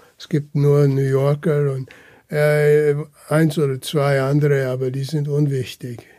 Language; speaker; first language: German; early bilingual, heritage; German